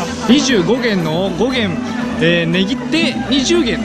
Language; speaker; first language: Japanese; native; Japanese